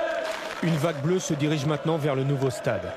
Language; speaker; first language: French; native; French